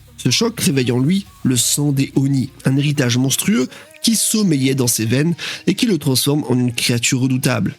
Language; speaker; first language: French; native; French